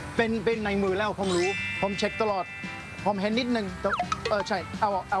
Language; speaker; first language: Thai; non-native, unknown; English